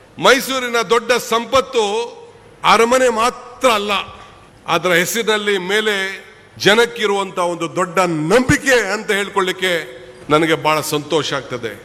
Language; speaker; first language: Kannada; native; Kannada